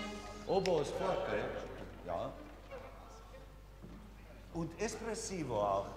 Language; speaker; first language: German; non-native, fluent; English